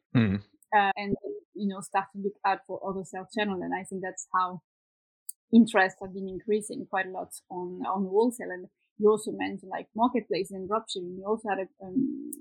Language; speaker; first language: English; non-native, fluent; Swedish